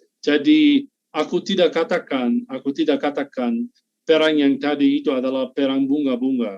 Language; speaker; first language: Indonesian; non-native, fluent; Arabic